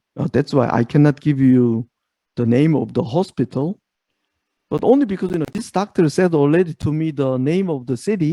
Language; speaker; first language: English; non-native, fluent; Korean